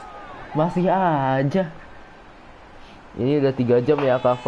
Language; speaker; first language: Indonesian; native; Indonesian